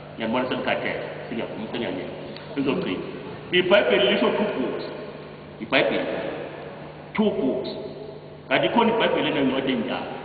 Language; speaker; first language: Zulu; native; Zulu